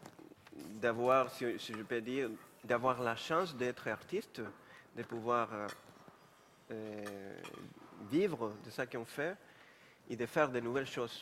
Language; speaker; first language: French; non-native, fluent; Spanish